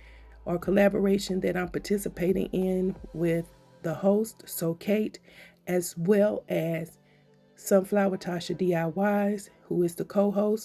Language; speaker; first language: English; native; English